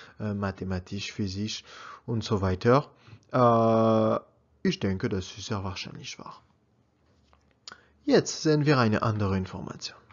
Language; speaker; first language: German; non-native, learner; French